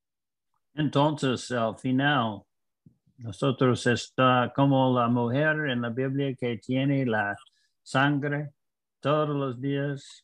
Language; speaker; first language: Spanish; non-native, learner; English